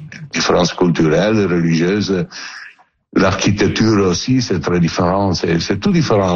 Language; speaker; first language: French; non-native, learner; Italian